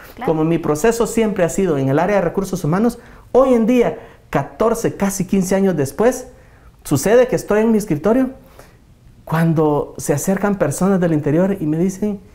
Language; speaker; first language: Spanish; native; Spanish